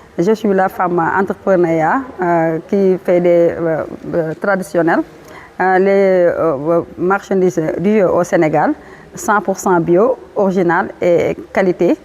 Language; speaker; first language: French; non-native, local second language; Wolof